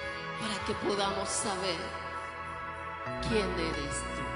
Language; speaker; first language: Spanish; native; Spanish